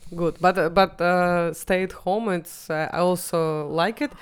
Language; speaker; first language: English; non-native, fluent; Russian